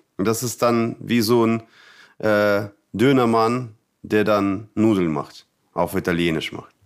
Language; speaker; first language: German; non-native, fluent; Russian